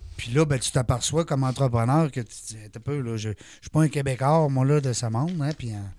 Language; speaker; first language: French; native; French